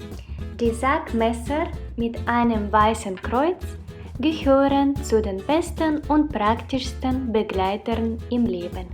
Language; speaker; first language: German; non-native, fluent; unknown